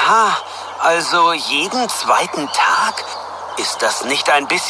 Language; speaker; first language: German; non-native, fluent; Portuguese